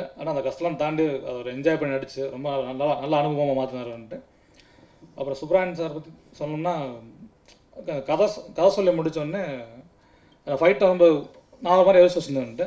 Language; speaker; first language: Tamil; native; Tamil